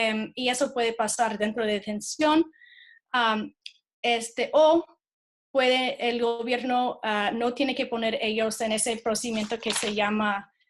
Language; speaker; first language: Spanish; non-native, fluent; English